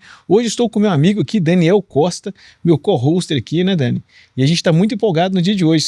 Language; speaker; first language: Portuguese; native; Portuguese